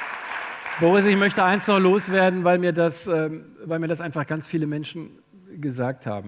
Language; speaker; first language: German; native; German